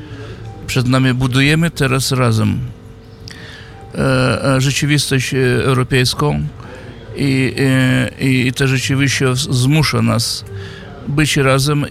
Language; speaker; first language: Polish; non-native, fluent; Yiddish